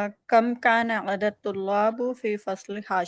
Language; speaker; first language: Arabic; non-native, learner; Urdu